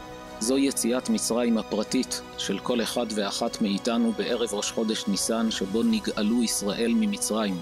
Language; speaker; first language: Hebrew; native; Hebrew